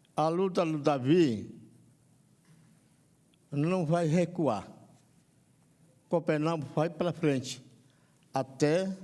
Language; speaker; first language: Portuguese; non-native, local second language; Yanomámi